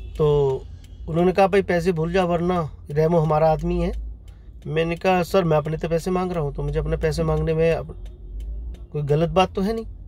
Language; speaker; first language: Hindi; native; Hindi